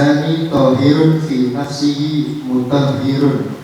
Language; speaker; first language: Arabic; non-native, learner; Indonesian